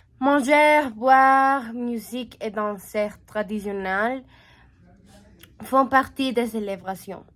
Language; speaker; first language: French; non-native, learner; Spanish